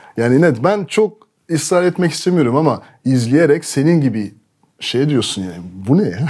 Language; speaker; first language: Turkish; non-native, fluent; French